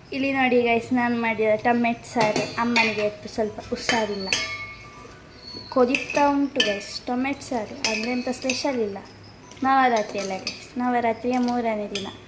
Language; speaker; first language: Kannada; native; Kannada